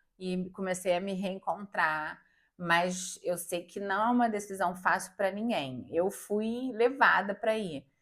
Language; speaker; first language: Portuguese; native; Portuguese